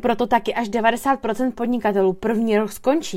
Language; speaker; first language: Czech; native; Czech